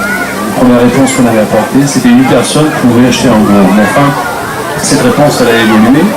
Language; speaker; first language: French; native; French